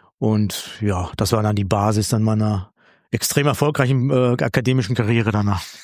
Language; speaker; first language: German; early bilingual, other home language; Greek